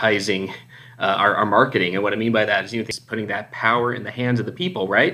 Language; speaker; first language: English; native; English